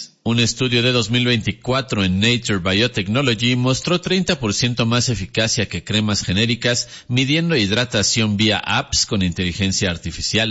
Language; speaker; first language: Spanish; native; Spanish